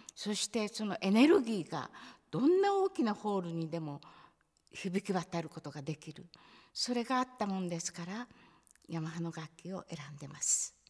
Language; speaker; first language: Japanese; native; Japanese